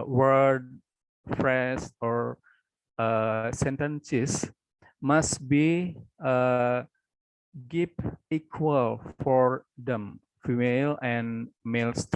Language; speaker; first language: English; non-native, local second language; Indonesian